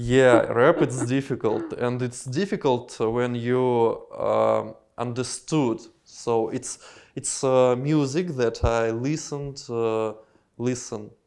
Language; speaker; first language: English; non-native, learner; Russian